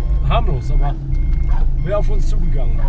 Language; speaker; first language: German; native; German